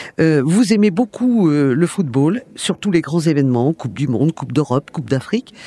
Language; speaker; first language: French; native; French